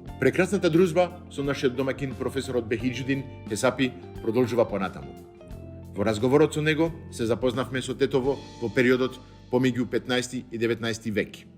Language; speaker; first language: Macedonian; non-native, fluent; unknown